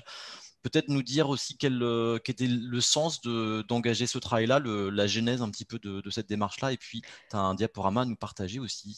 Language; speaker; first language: French; native; French